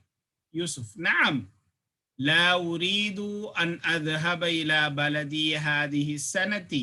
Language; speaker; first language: Arabic; non-native, fluent; Tamil